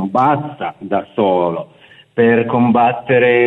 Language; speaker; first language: Italian; non-native, fluent; Russian